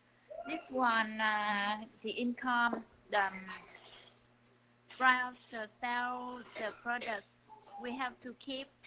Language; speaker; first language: English; non-native, learner; Vietnamese